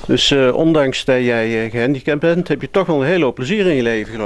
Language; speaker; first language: Dutch; native; Dutch